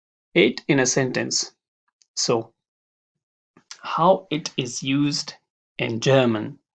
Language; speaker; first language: English; non-native, fluent; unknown